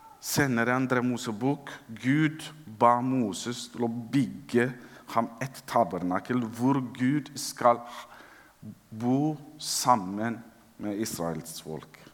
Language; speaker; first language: Norwegian; non-native, fluent; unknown